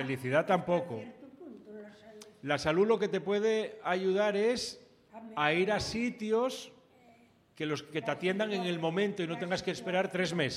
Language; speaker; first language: Spanish; native; Spanish